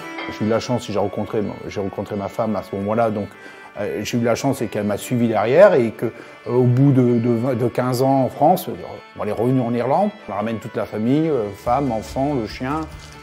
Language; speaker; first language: French; native; French